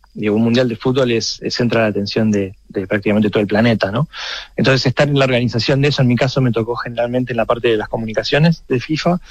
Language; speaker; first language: Spanish; native; Spanish